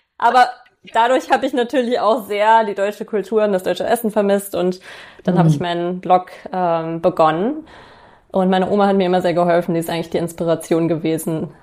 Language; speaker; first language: German; native; German